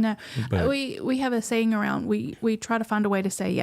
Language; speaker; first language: English; native; English